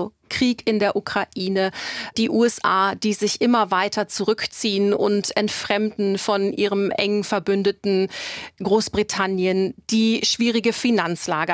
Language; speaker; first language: German; native; German